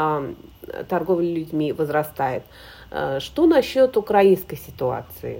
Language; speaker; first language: Russian; native; Russian